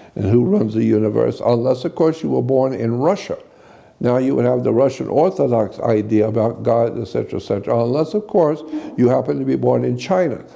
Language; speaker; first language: English; native; English